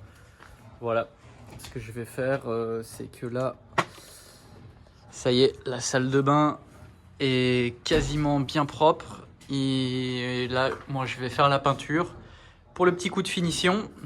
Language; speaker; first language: French; native; French